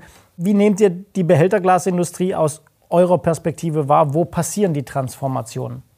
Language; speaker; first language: German; native; German